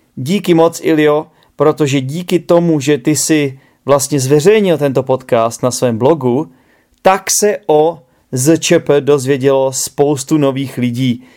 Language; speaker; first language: Czech; native; Czech